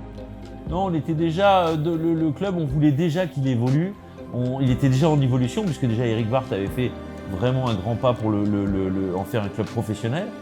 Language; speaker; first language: French; native; French